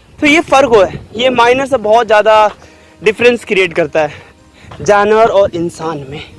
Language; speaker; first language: Hindi; native; Hindi